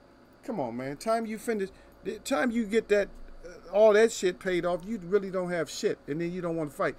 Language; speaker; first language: English; native; English